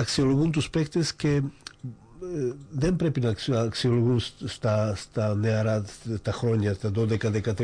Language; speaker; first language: Greek; non-native, fluent; Slovak